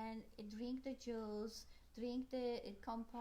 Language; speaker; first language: English; non-native, learner; Polish